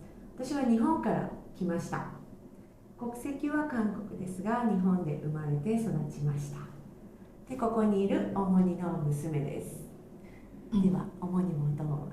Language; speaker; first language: Japanese; early bilingual, other home language; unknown